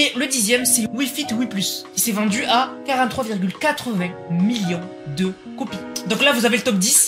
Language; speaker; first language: French; native; French